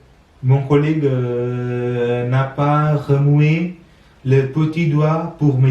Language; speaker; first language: French; non-native, learner; Sinhala